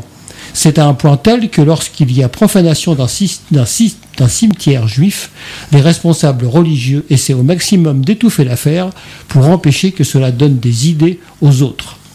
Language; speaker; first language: French; native; French